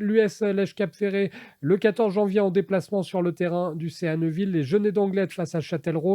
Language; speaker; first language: French; native; French